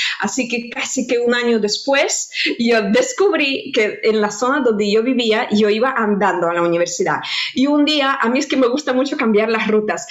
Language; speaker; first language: Spanish; non-native, fluent; Russian